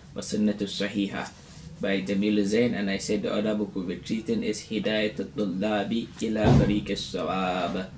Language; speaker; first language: English; non-native, local second language; Hausa